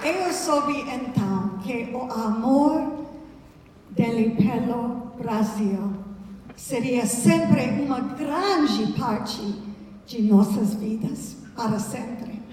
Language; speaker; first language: Portuguese; non-native, learner; English